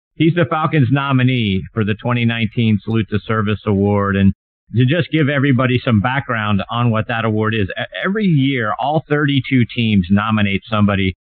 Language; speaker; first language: English; native; English